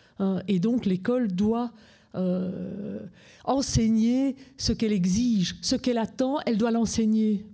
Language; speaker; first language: French; native; French